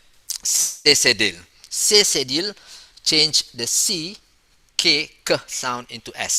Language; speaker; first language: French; non-native, fluent; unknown